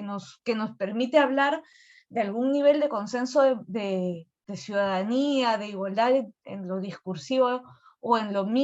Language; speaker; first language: Spanish; native; Spanish